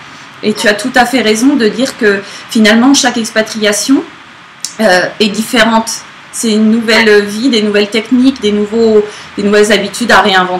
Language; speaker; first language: French; native; French